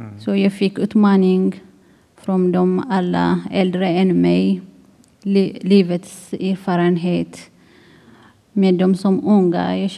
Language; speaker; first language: Swedish; non-native, learner; Tigrinya